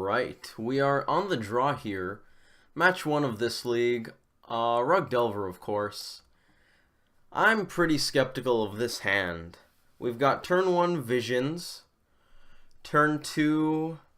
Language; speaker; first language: English; native; English